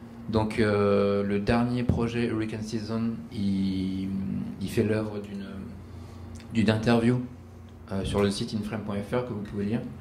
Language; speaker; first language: French; native; French